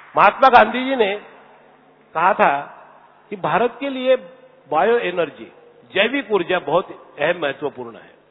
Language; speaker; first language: Hindi; non-native, local second language; Marathi